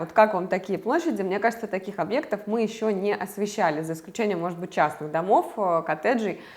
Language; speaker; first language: Russian; native; Russian